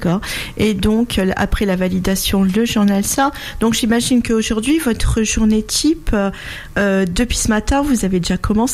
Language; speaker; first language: French; native; French